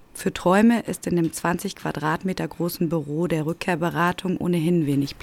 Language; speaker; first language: German; native; German